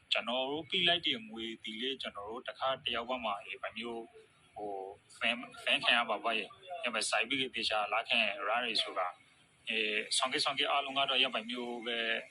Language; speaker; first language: Burmese; native; Burmese